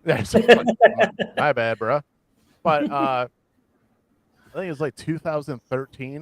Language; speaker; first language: English; native; English